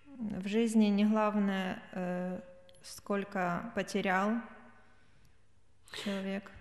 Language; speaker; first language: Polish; non-native, learner; Russian